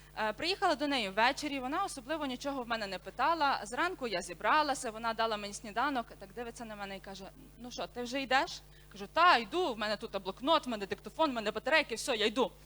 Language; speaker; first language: Ukrainian; native; Ukrainian